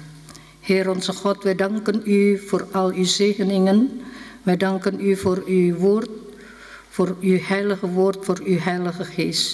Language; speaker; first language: Dutch; non-native, fluent; Indonesian